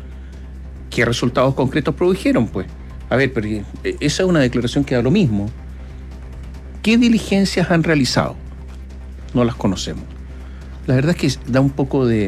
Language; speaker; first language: Spanish; native; Spanish